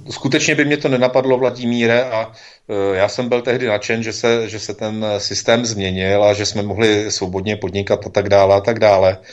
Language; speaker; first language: Czech; native; Czech